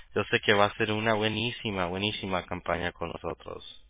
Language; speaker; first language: Spanish; early bilingual, heritage; Spanish